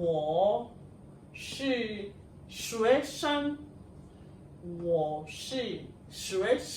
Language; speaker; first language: Chinese; non-native, fluent; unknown